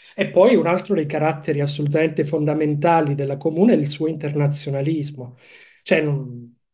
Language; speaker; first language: Italian; native; Italian